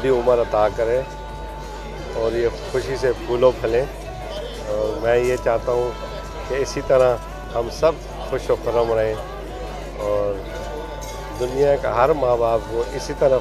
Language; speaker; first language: Urdu; native; Urdu